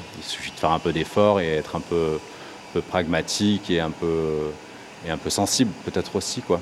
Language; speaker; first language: French; native; French